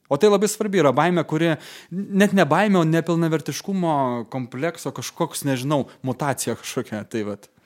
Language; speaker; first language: Lithuanian; native; Lithuanian